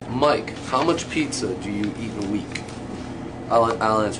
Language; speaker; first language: English; native; English